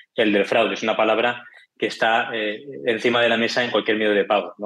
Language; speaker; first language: Spanish; native; Spanish